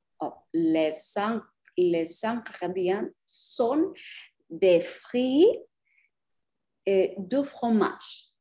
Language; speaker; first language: French; non-native, learner; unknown